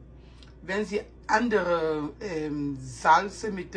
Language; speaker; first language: German; non-native, fluent; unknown